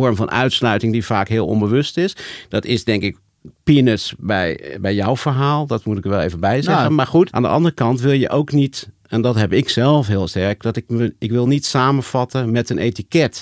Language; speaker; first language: Dutch; native; Dutch